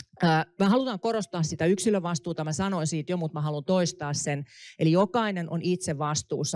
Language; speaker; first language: Finnish; native; Finnish